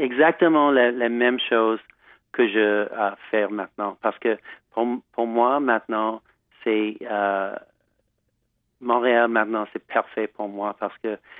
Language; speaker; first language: French; non-native, learner; English